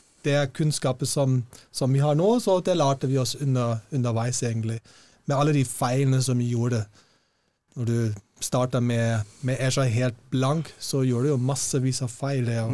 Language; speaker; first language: Norwegian; non-native, fluent; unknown